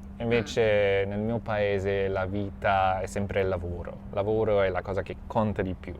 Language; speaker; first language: Italian; non-native, fluent; English